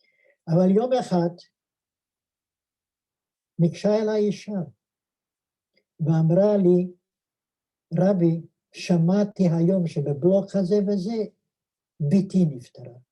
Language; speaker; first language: Hebrew; non-native, fluent; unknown